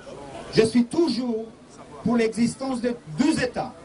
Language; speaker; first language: French; non-native, fluent; Hebrew